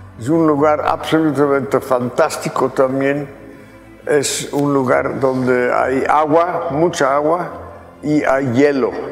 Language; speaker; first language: Spanish; non-native, fluent; Dutch